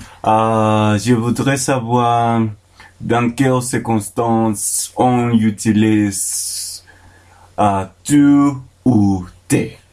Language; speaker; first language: French; non-native, learner; English